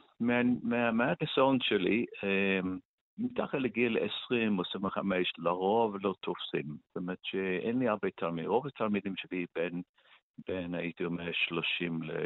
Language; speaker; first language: Hebrew; non-native, fluent; English